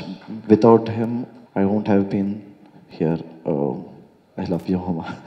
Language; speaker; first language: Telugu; non-native, learner; Kannada